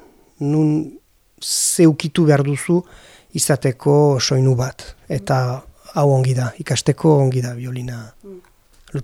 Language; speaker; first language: Basque; non-native, learner; French